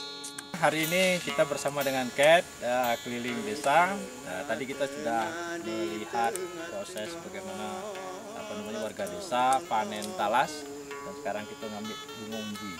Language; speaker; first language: Indonesian; native; Indonesian